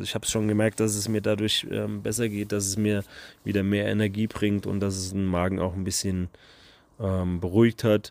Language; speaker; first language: German; native; German